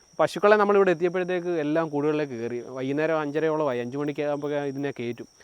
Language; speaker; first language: Malayalam; native; Malayalam